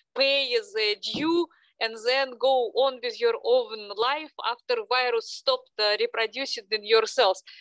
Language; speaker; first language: English; non-native, fluent; Russian